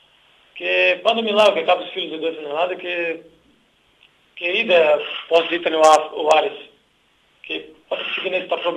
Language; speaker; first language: Greek; non-native, learner; Portuguese